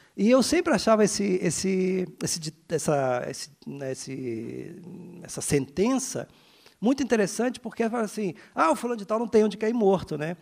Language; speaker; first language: Portuguese; native; Portuguese